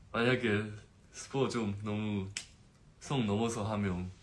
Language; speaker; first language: Korean; non-native, fluent; Chinese